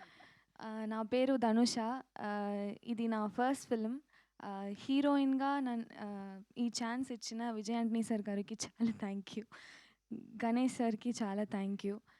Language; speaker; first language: Telugu; early bilingual, heritage; Tamil